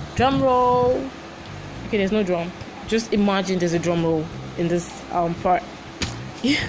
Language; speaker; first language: English; non-native, local second language; Igbo